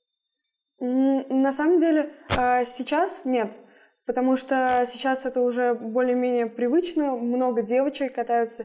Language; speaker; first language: Russian; native; Russian